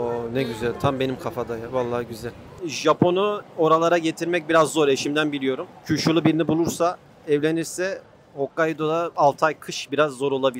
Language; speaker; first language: Turkish; native; Turkish